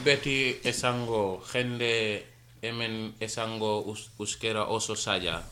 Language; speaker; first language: Basque; non-native, learner; Wolof